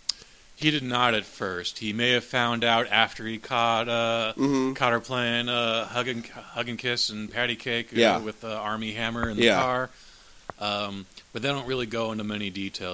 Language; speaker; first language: English; native; English